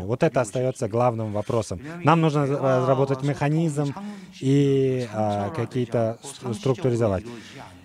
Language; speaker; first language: Russian; non-native, fluent; Korean